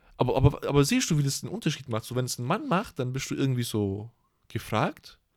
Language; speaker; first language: German; native; German